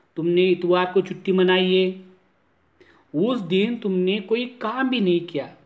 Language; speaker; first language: Hindi; non-native, local second language; Marathi